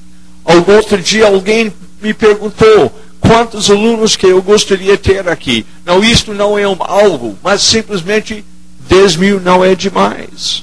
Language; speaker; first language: Portuguese; non-native, fluent; English